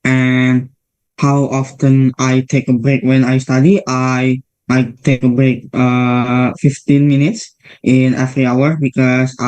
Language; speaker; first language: English; non-native, learner; Indonesian